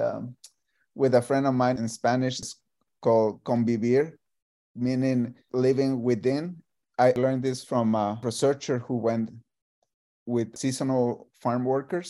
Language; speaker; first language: English; non-native, fluent; Spanish